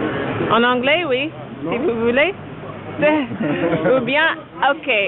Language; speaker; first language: French; non-native, fluent; English